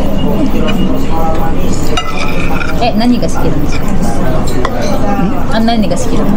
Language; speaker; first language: Japanese; native; Japanese